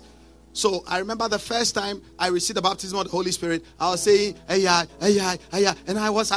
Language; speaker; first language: English; non-native, local second language; Akan